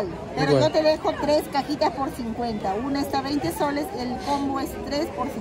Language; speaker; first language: Spanish; native; Spanish